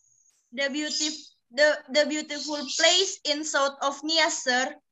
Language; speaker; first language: English; non-native, learner; Indonesian